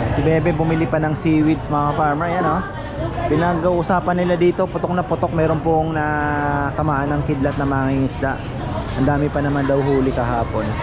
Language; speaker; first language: Filipino; native; Filipino